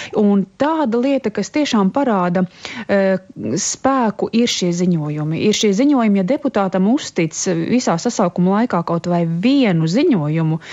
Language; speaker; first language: Latvian; native; Latvian